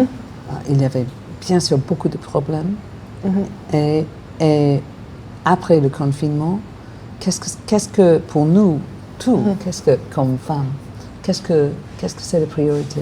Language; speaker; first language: French; non-native, fluent; English